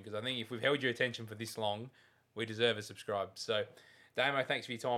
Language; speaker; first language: English; native; English